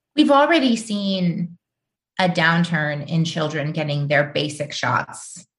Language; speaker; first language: English; native; English